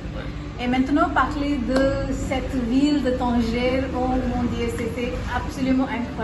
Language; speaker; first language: French; non-native, learner; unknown